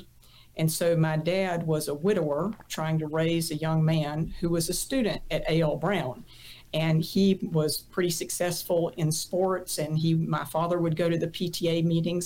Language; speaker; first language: English; native; English